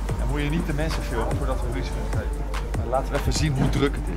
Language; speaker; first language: Dutch; native; Dutch